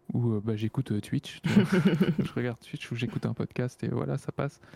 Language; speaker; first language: French; native; French